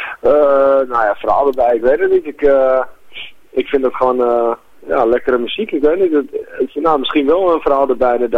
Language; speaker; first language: Dutch; native; Dutch